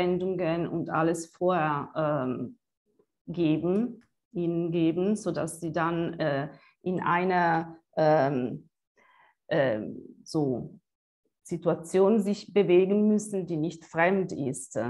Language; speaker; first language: German; non-native, fluent; Italian